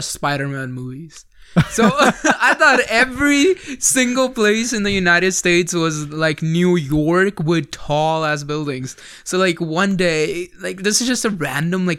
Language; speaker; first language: English; early bilingual, other home language; Punjabi